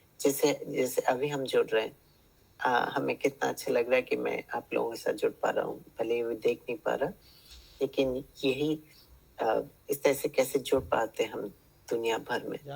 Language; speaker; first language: Hindi; native; Hindi